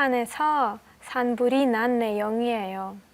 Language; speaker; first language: Korean; non-native, learner; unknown